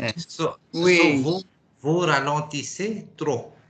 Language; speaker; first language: French; non-native, fluent; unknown